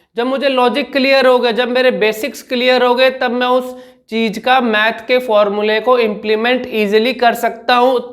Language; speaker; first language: Hindi; native; Hindi